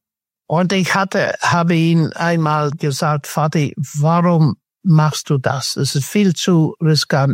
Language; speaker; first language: German; non-native, fluent; English